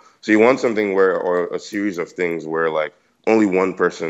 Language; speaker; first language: English; non-native, local second language; Yoruba